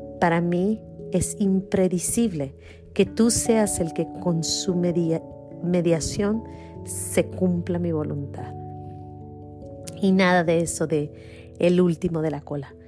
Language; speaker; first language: Spanish; native; Spanish